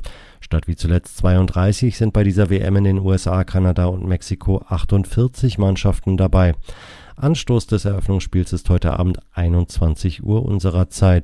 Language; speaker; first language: German; native; German